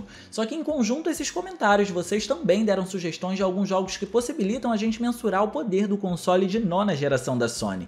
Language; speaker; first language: Portuguese; native; Portuguese